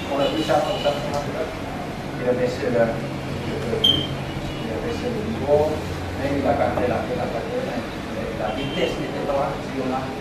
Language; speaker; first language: French; non-native, learner; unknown